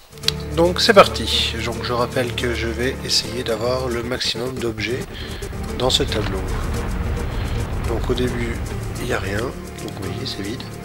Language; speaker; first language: French; native; French